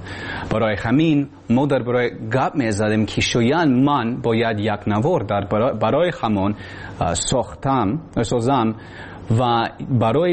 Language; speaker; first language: Persian; non-native, learner; English